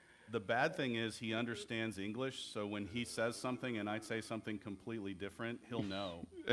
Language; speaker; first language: English; native; English